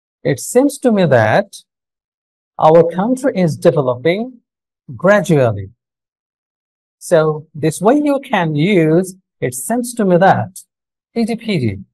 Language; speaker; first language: English; non-native, local second language; Bangla